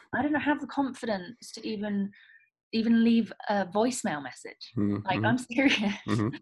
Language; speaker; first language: English; native; English